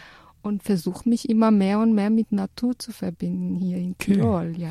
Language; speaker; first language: German; non-native, fluent; Persian